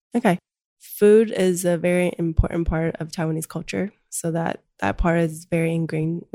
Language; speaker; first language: English; early bilingual, other home language; Chinese